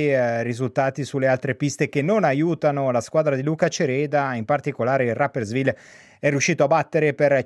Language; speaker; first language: Italian; native; Italian